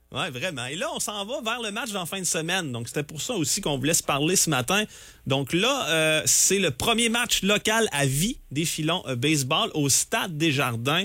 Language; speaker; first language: French; native; French